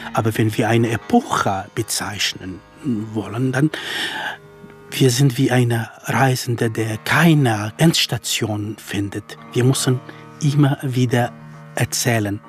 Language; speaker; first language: German; non-native, fluent; Kurdish